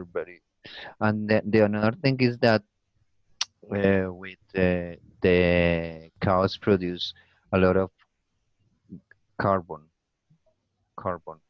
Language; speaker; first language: English; non-native, learner; Spanish